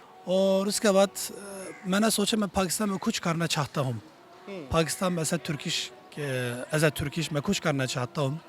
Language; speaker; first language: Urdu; non-native, learner; Turkish